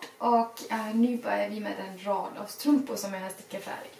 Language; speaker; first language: Swedish; non-native, fluent; German